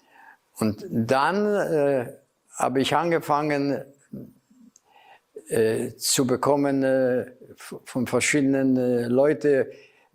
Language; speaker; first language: German; non-native, fluent; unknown